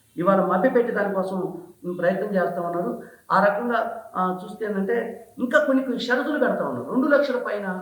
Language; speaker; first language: Telugu; native; Telugu